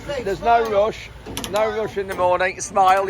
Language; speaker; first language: English; native; English